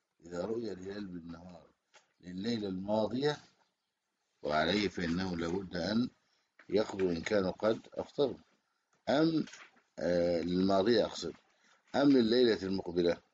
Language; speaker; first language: Arabic; native; Arabic